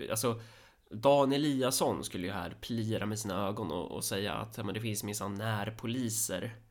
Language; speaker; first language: Swedish; native; Swedish